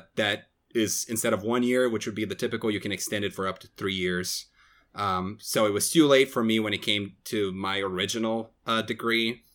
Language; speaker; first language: English; non-native, fluent; Portuguese